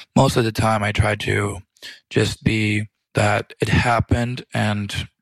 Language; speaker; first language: English; early bilingual, other home language; Romanian